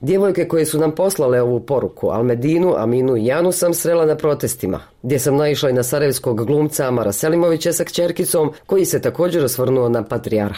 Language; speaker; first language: Serbian; native; Serbian